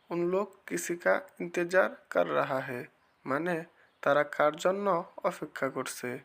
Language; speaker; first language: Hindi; non-native, learner; Bangla